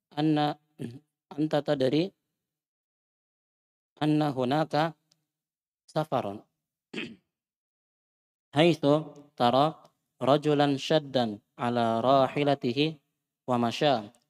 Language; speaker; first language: Arabic; non-native, fluent; Indonesian